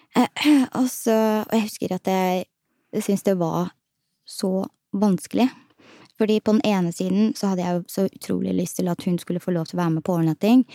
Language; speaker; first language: Norwegian; early bilingual, other home language; Somali